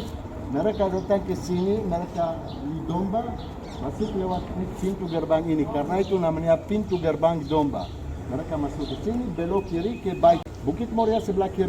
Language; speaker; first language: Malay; non-native, fluent; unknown